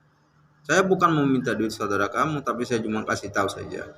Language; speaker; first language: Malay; non-native, learner; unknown